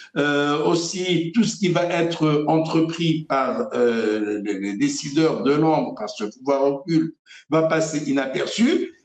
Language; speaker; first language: French; non-native, local second language; Arabic